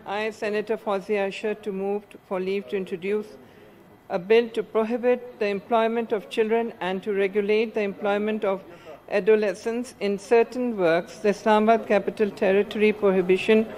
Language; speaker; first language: English; non-native, local second language; Urdu